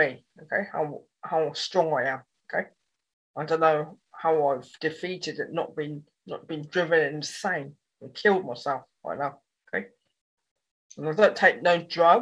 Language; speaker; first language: English; native; English